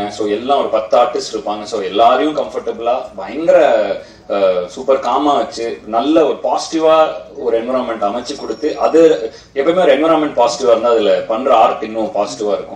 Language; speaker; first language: Tamil; native; Tamil